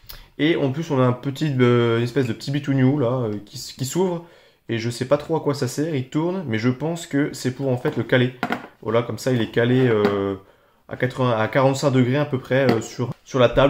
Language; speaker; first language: French; native; French